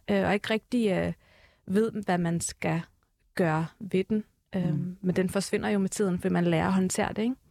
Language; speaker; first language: Danish; early bilingual, other home language; Arabic